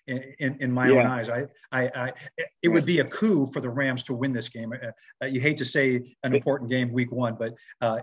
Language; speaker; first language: English; native; English